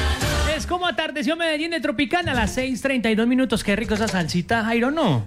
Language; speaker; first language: Spanish; native; Spanish